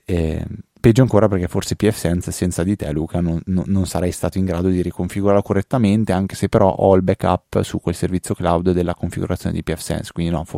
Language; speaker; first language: Italian; native; Italian